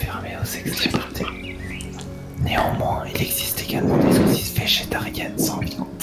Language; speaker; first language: French; native; French